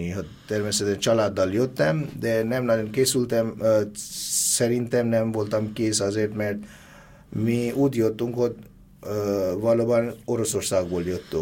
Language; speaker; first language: Hungarian; non-native, fluent; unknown